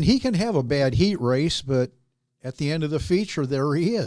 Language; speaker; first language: English; native; English